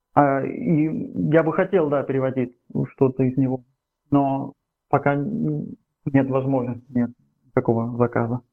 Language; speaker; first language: Russian; non-native, fluent; Catalan